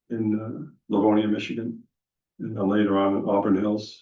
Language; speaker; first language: English; non-native, fluent; Dutch